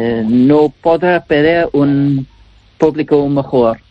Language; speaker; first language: Spanish; non-native, learner; English